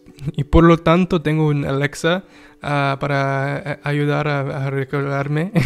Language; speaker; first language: Spanish; non-native, learner; English